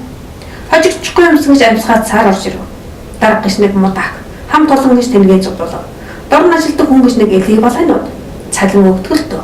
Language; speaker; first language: Mongolian; native; Mongolian